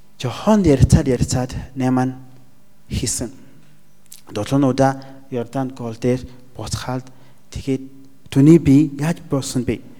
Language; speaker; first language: Mongolian; non-native, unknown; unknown